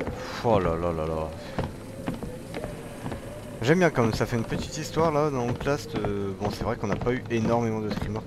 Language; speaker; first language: French; native; French